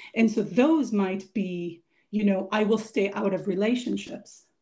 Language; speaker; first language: English; non-native, fluent; Hebrew